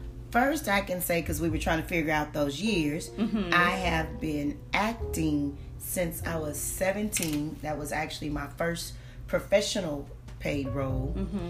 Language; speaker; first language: English; native; English